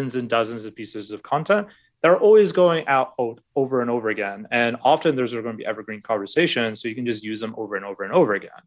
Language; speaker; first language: English; native; English